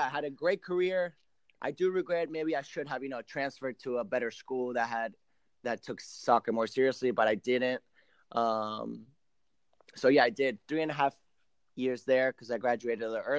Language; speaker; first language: English; early bilingual, other home language; Spanish